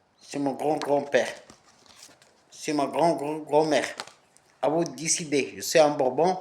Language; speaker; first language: French; non-native, local second language; Arabic